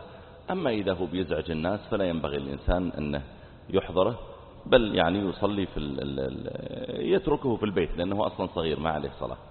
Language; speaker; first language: Arabic; native; Arabic